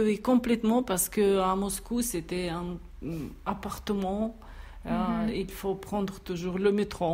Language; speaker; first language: French; non-native, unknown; Russian